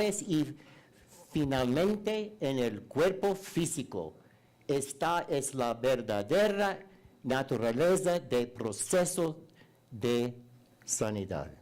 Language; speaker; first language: Spanish; non-native, learner; English